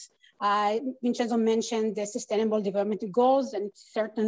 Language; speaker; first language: English; non-native, fluent; Hebrew